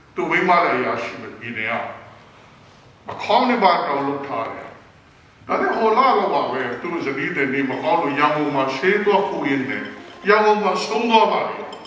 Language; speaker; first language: Burmese; non-native, local second language; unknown